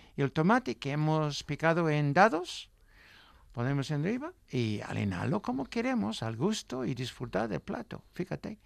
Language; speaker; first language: Spanish; non-native, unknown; English